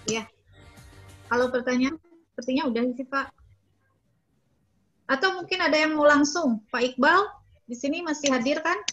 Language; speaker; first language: Indonesian; native; Indonesian